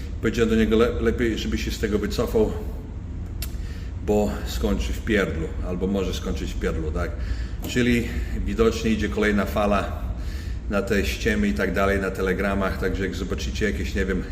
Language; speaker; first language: Polish; native; Polish